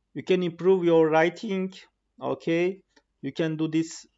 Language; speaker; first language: English; non-native, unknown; Turkish